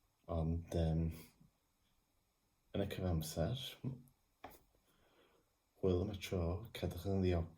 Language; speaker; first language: Welsh; non-native, local second language; English